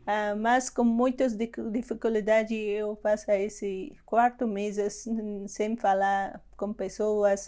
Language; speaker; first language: Portuguese; non-native, learner; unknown